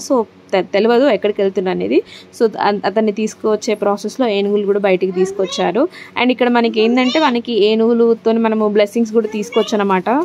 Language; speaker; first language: Telugu; non-native, local second language; Lambadi